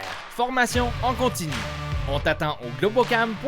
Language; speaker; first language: French; native; French